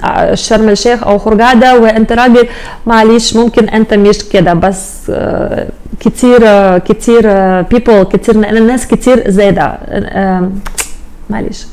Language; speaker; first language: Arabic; non-native, learner; Russian